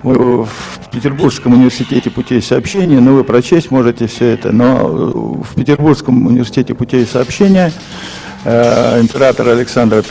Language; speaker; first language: Russian; native; Russian